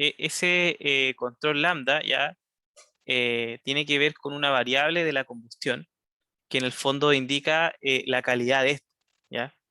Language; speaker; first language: Spanish; native; Spanish